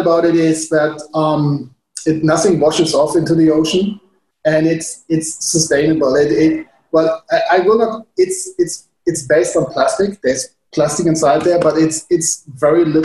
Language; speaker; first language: English; non-native, fluent; German